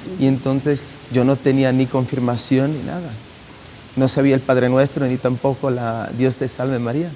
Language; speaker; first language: Spanish; non-native, fluent; Italian